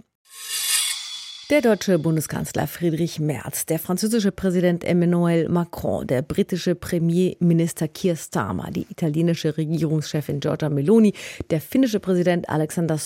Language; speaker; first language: German; native; German